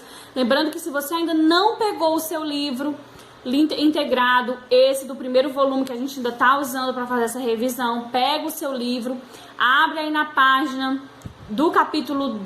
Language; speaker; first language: Portuguese; native; Portuguese